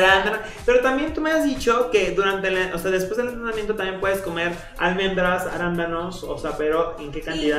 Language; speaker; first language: Spanish; native; Spanish